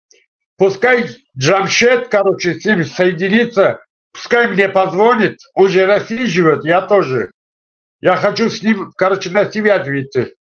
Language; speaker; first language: Russian; non-native, local second language; Tajik